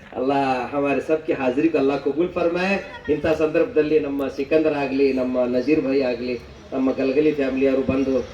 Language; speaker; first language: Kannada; native; Kannada